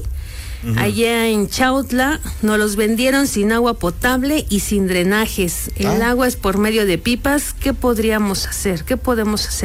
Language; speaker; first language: Spanish; native; Spanish